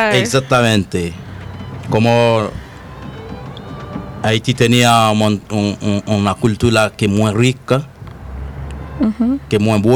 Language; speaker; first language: Spanish; non-native, learner; Haitian Creole